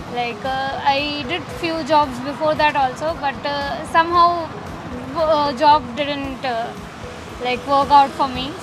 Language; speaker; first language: English; non-native, local second language; Gujarati